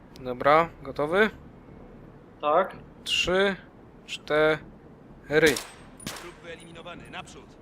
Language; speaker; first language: Polish; native; Polish